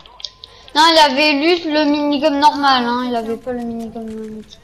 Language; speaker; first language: French; native; French